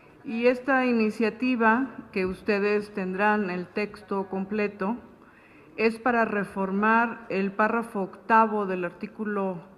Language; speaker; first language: Spanish; native; Spanish